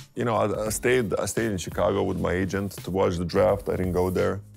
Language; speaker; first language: English; non-native, fluent; Lithuanian